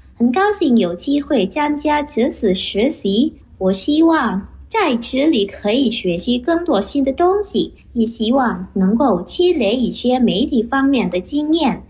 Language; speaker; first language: Chinese; non-native, fluent; Indonesian